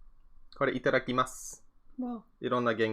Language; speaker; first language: Japanese; non-native, learner; English